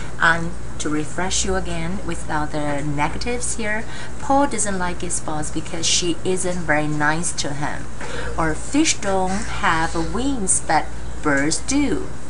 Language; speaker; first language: English; non-native, fluent; Chinese